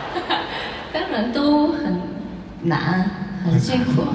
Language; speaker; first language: Chinese; non-native, learner; Korean